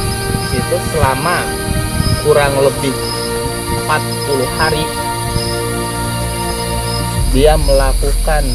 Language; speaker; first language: Indonesian; native; Indonesian